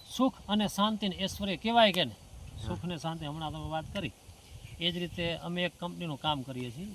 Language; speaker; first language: Gujarati; non-native, local second language; Kachhi